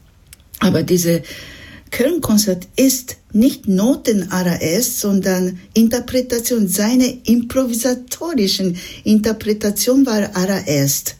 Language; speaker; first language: German; non-native, fluent; Japanese